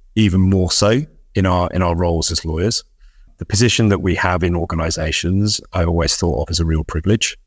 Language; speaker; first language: English; native; English